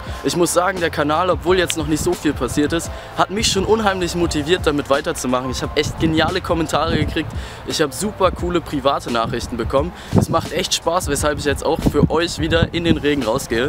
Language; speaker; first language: German; native; German